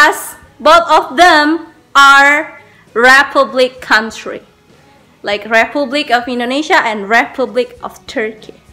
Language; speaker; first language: English; non-native, learner; Indonesian